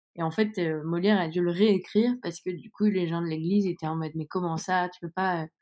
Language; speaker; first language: French; native; French